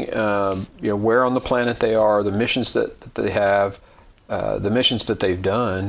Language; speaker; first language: English; native; English